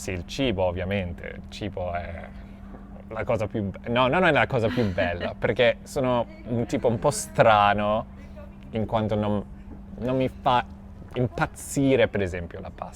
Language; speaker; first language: Italian; non-native, fluent; English